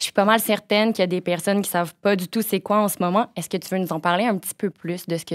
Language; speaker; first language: French; native; French